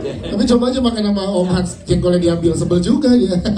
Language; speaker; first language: Indonesian; native; Indonesian